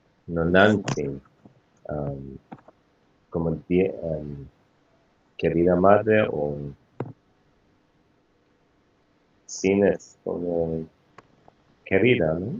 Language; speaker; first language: Spanish; non-native, fluent; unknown